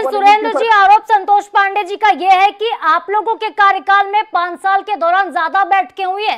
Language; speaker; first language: Hindi; native; Hindi